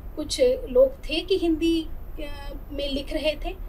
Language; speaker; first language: Hindi; native; Hindi